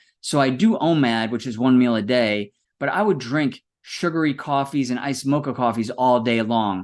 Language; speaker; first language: English; native; English